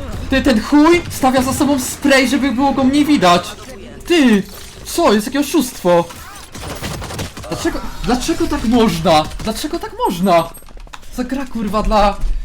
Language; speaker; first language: Polish; native; Polish